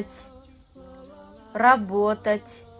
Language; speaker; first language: Russian; non-native, fluent; Kazakh